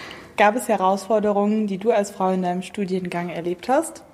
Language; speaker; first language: German; native; German